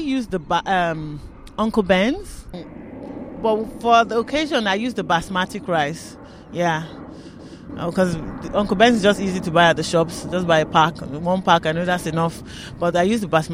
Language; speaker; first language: English; non-native, local second language; Yoruba